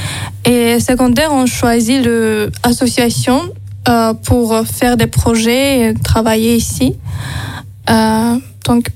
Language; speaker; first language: French; non-native, learner; Azerbaijani